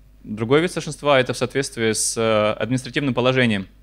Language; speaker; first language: Russian; native; Russian